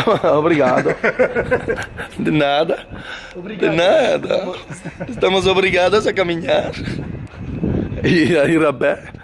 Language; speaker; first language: Portuguese; non-native, learner; Basque